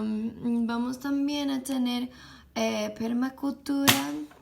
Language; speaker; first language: Spanish; non-native, learner; English